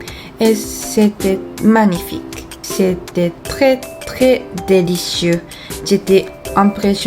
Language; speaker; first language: French; non-native, fluent; Japanese